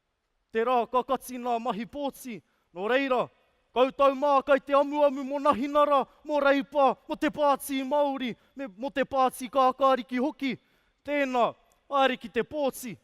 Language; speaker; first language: Māori; non-native, fluent; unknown